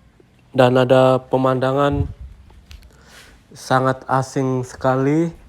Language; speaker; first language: Indonesian; non-native, fluent; Japanese